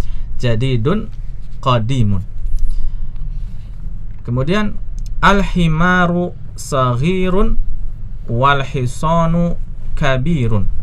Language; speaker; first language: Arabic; non-native, fluent; Indonesian